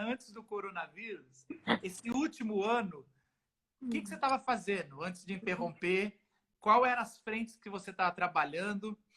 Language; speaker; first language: Portuguese; native; Portuguese